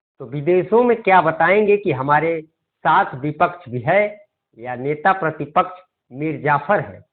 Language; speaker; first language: Hindi; native; Hindi